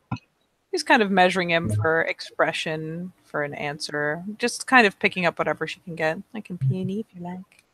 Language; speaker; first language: English; native; English